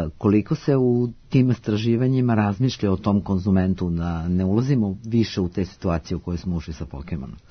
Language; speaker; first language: Serbian; native; Serbian